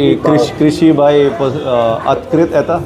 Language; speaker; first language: Russian; non-native, learner; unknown